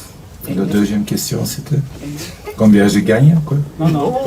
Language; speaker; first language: French; non-native, fluent; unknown